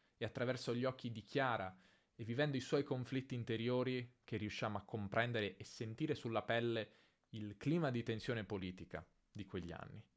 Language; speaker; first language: Italian; native; Italian